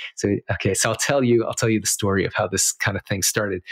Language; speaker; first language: English; native; English